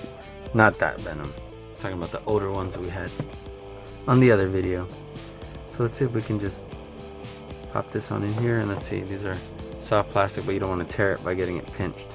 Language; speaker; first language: English; native; English